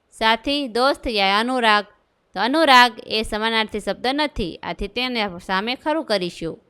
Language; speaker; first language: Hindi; non-native, local second language; Gujarati